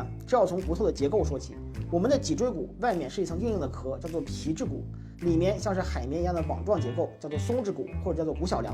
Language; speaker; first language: Chinese; native; Chinese